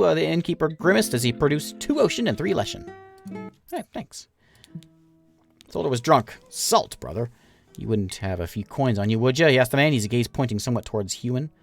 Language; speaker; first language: English; native; English